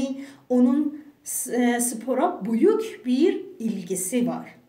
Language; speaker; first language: Turkish; non-native, fluent; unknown